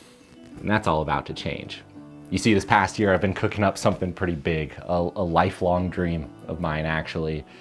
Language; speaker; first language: English; native; English